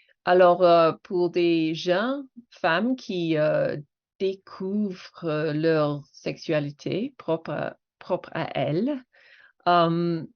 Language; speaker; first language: French; non-native, fluent; English